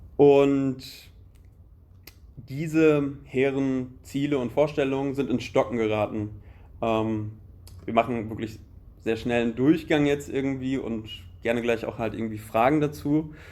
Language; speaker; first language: German; native; German